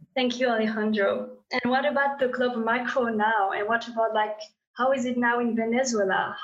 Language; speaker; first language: English; non-native, fluent; French